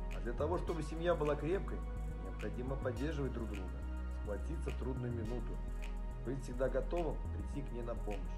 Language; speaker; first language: Russian; native; Russian